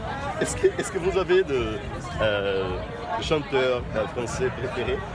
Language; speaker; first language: French; non-native, fluent; Portuguese